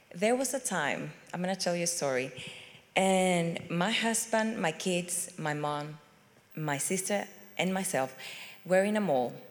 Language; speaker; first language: English; non-native, fluent; Spanish